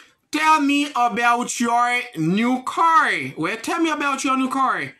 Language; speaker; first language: English; non-native, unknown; Haitian Creole